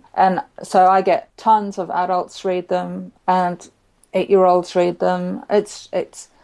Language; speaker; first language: English; native; English